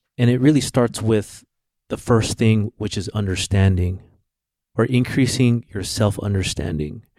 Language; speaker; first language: English; early bilingual, other home language; Filipino